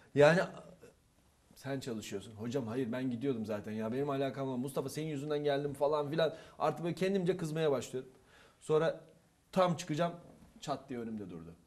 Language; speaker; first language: Turkish; non-native, local second language; Kurdish